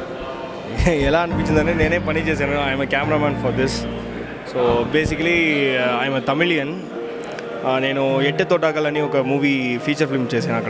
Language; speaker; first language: Telugu; non-native, learner; Tamil